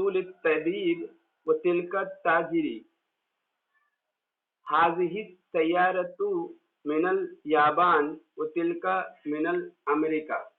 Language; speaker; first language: Arabic; non-native, fluent; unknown